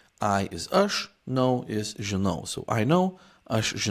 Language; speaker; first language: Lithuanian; non-native, fluent; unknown